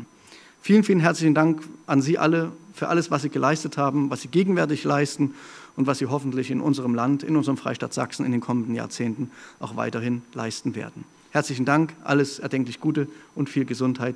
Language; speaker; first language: German; native; German